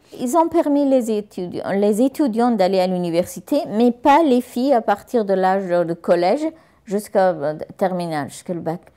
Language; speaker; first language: French; non-native, fluent; Persian